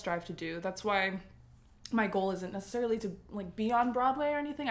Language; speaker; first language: English; early bilingual, other home language; Spanish